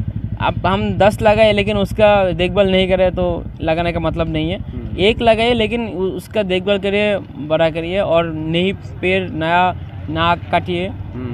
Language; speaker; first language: Hindi; non-native, learner; Bangla